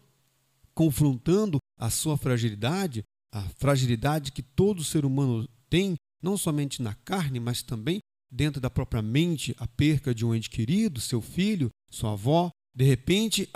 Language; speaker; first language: Portuguese; native; Portuguese